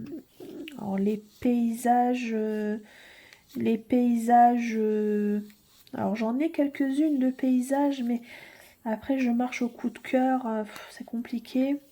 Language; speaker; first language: French; native; French